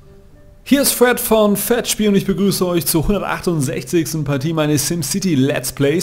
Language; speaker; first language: German; native; German